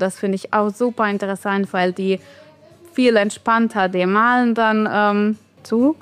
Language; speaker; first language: German; non-native, fluent; Bosnian